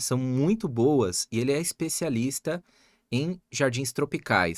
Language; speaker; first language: Portuguese; native; Portuguese